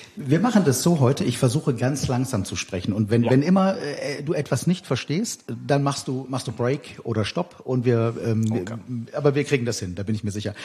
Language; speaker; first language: German; native; German